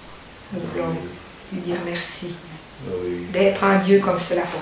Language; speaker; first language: French; native; French